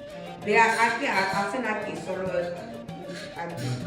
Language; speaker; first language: Spanish; non-native, fluent; Armenian